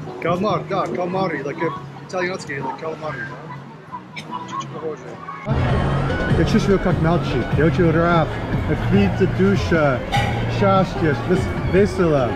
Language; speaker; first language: Russian; non-native, learner; English